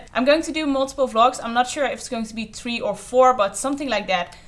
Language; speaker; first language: English; non-native, fluent; Dutch